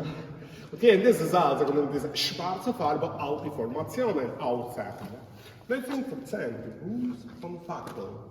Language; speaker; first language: German; non-native, learner; Spanish